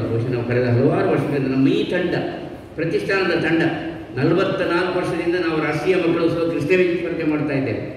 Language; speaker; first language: Kannada; non-native, local second language; Tulu